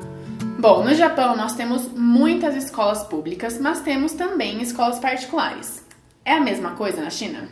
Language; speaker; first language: Portuguese; early bilingual, heritage; Portuguese